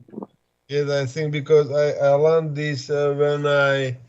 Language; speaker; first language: English; non-native, fluent; Slovak